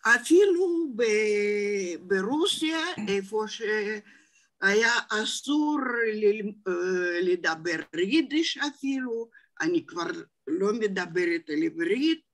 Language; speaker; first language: Hebrew; non-native, fluent; Russian